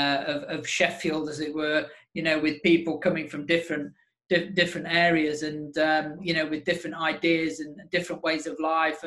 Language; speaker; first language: English; native; English